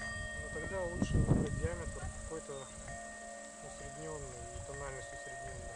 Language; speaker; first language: Russian; native; Russian